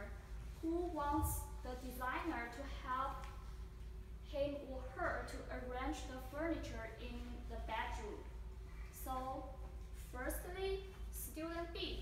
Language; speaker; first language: English; non-native, fluent; Chinese